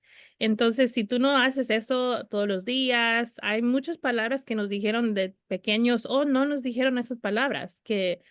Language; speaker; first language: Spanish; early bilingual, heritage; Spanish